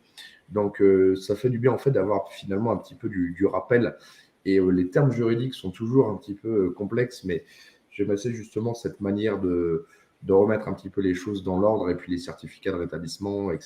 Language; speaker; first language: French; native; French